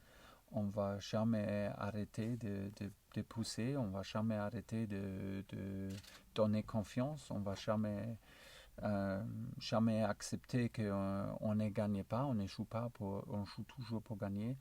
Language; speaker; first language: French; non-native, learner; German